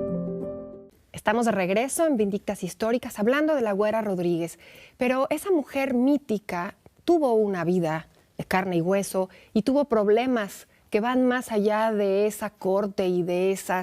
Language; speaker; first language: Spanish; native; Spanish